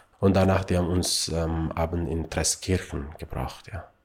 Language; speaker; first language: German; non-native, learner; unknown